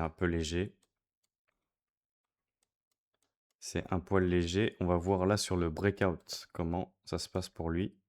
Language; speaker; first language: French; native; French